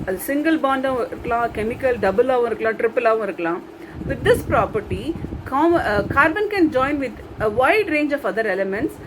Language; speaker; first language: English; non-native, local second language; Tamil